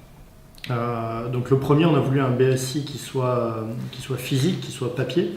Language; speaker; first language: French; native; French